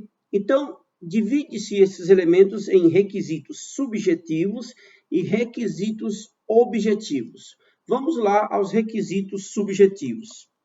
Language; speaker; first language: Portuguese; native; Portuguese